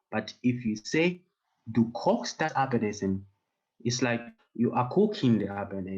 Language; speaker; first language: German; non-native, learner; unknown